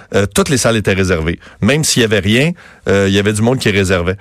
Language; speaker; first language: French; native; French